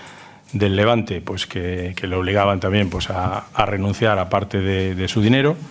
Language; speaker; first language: Spanish; native; Spanish